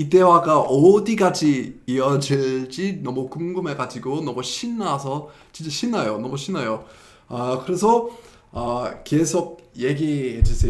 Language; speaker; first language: Korean; non-native, fluent; English